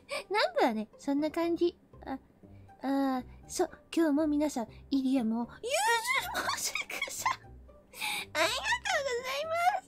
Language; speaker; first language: Japanese; non-native, fluent; English